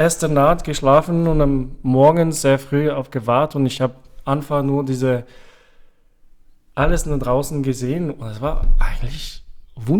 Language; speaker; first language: German; non-native, fluent; French